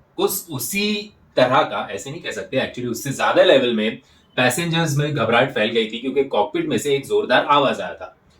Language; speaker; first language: Hindi; non-native, local second language; Marathi